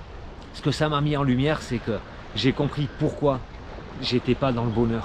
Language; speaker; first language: French; native; French